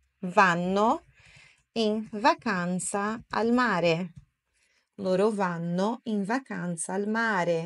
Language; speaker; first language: Italian; non-native, fluent; Portuguese